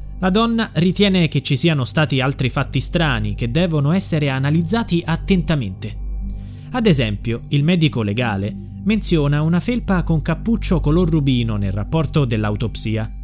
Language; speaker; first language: Italian; native; Italian